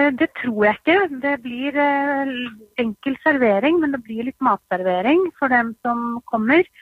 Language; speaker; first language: Norwegian; native; Norwegian